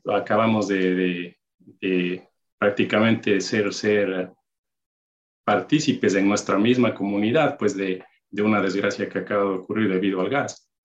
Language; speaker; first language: Spanish; native; Spanish